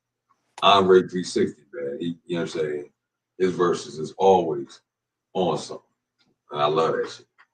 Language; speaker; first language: English; native; English